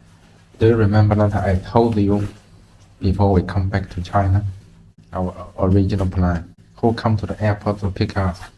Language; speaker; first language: English; non-native, learner; Chinese